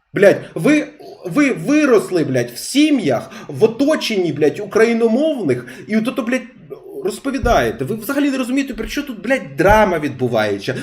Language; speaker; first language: Ukrainian; non-native, local second language; Russian